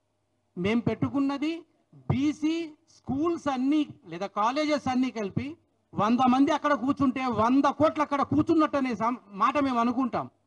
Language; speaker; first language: Telugu; native; Telugu